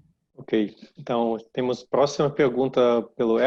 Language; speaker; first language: Portuguese; non-native, fluent; Russian